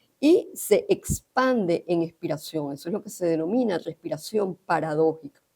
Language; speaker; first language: Spanish; native; Spanish